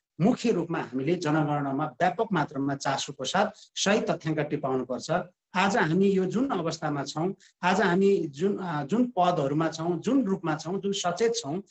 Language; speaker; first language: Nepali; non-native, local second language; Sherpa